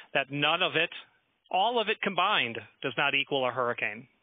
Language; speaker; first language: English; native; English